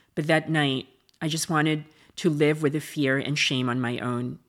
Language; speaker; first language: English; non-native, local second language; Filipino